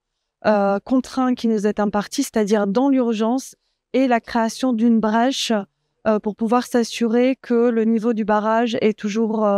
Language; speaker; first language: French; native; French